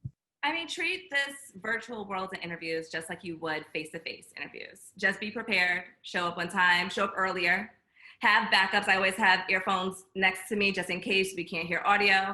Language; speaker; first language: English; native; English